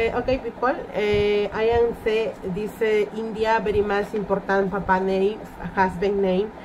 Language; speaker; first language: English; non-native, learner; Spanish